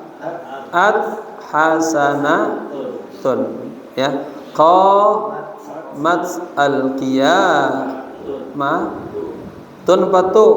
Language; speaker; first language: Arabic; non-native, fluent; Indonesian